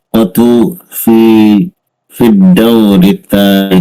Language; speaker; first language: Arabic; non-native, learner; Indonesian